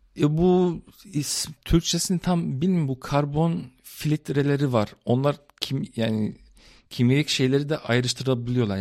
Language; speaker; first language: Turkish; early bilingual, heritage; Turkish